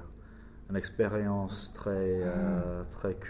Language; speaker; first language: French; non-native, learner; English